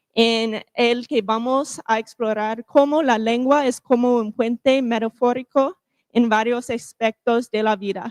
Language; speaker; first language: Spanish; non-native, fluent; English